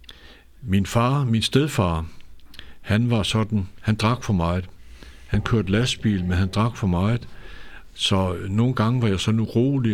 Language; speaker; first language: Danish; native; Danish